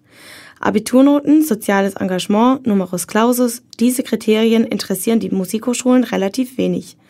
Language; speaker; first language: German; native; German